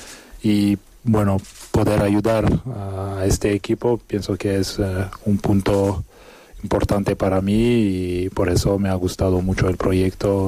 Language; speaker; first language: Spanish; non-native, fluent; French